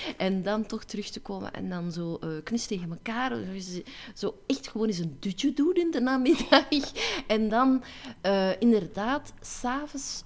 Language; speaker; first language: Dutch; native; Dutch